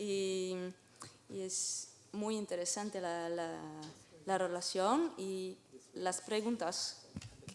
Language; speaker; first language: Spanish; non-native, learner; French